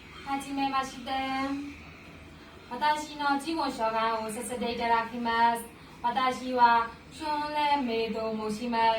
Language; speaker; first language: Japanese; non-native, learner; Burmese